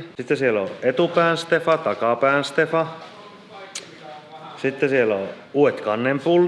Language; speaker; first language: Finnish; native; Finnish